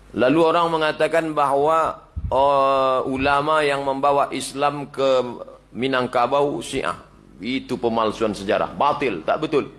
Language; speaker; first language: Malay; native; Malay